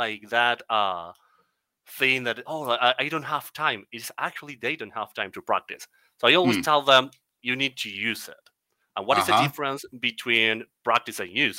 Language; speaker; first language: English; non-native, fluent; Spanish